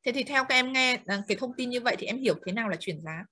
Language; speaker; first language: Vietnamese; native; Vietnamese